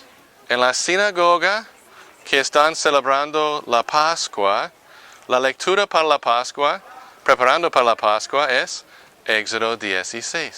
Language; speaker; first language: Spanish; non-native, fluent; English